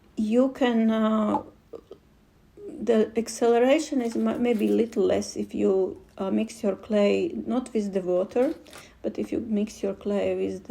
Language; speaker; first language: English; non-native, fluent; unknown